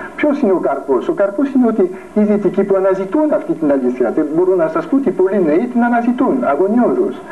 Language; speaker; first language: Greek; non-native, fluent; French